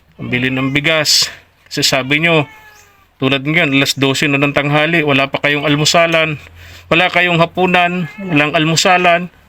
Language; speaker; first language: Filipino; native; Filipino